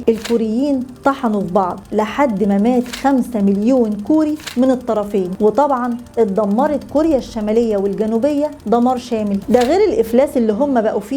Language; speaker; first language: Arabic; native; Arabic